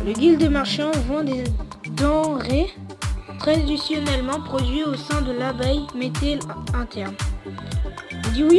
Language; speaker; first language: French; native; French